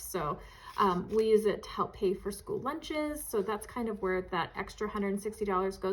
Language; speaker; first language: English; native; English